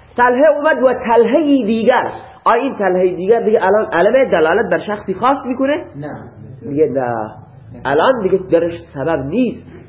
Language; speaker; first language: Persian; non-native, local second language; Baluchi